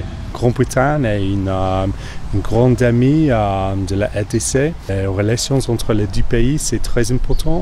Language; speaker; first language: French; non-native, fluent; English